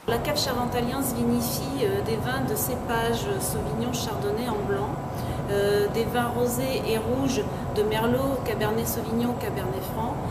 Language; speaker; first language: French; native; French